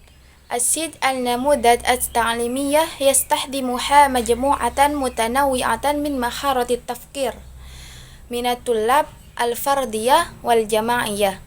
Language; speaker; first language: Arabic; non-native, learner; Indonesian